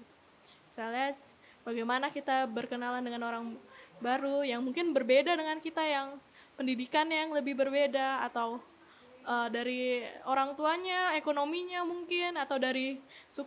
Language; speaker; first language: Indonesian; native; Indonesian